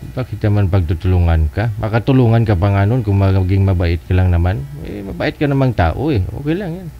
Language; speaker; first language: Filipino; native; Filipino